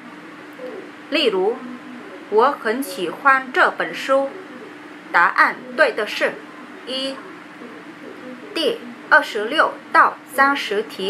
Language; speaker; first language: Chinese; non-native, learner; Vietnamese